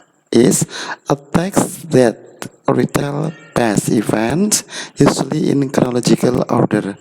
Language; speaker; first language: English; non-native, learner; Indonesian